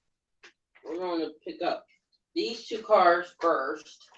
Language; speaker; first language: English; native; English